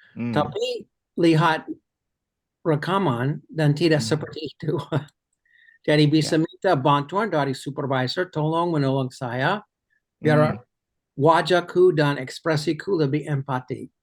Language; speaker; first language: Indonesian; non-native, fluent; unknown